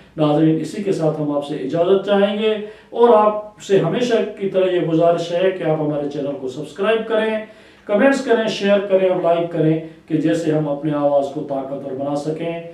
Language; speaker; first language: Urdu; non-native, local second language; Sindhi